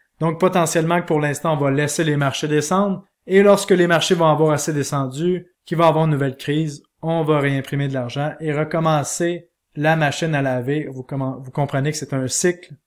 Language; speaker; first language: French; native; French